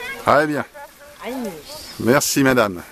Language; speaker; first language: French; native; French